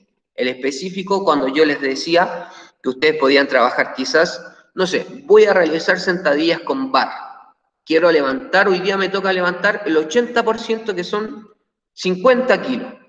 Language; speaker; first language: Spanish; native; Spanish